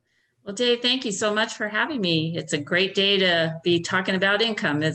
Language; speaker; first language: English; native; English